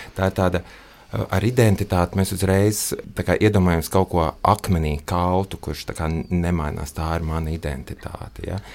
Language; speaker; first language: Latvian; non-native, local second language; Russian